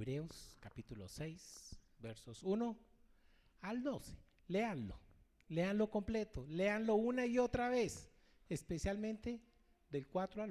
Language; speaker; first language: Spanish; native; Spanish